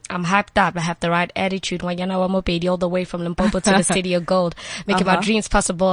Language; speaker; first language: English; non-native, local second language; Northern Sotho